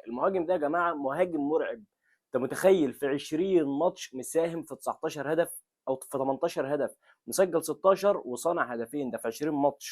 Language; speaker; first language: Arabic; native; Arabic